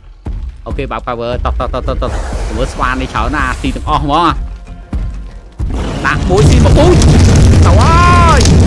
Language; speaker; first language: Khmer; native; Khmer